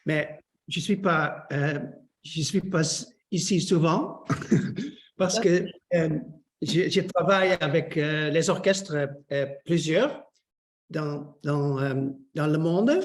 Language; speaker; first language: French; non-native, learner; Dutch